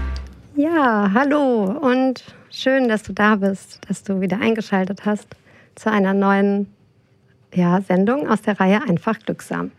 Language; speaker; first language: German; native; German